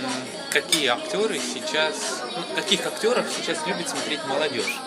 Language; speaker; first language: Russian; native; Russian